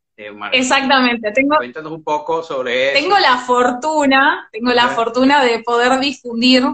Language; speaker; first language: Spanish; native; Spanish